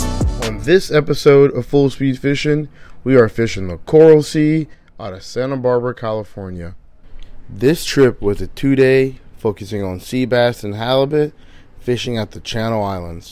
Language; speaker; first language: English; native; English